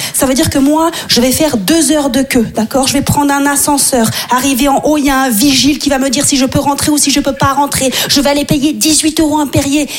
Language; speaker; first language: French; native; French